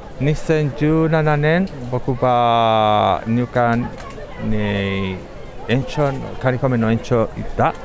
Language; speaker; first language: Japanese; non-native, learner; Spanish